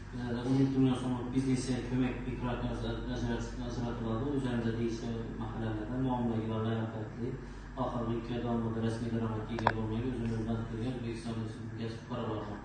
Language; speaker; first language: Uzbek; native; Uzbek